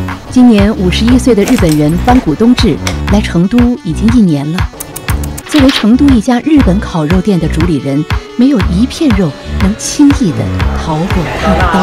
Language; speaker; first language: Chinese; native; Chinese